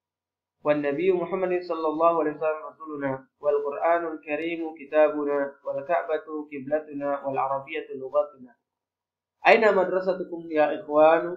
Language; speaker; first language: Arabic; non-native, fluent; Indonesian